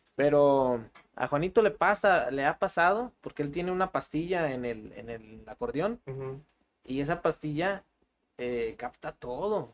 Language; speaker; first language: Spanish; native; Spanish